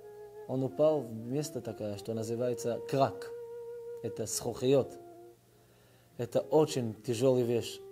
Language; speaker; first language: Russian; early bilingual, heritage; Russian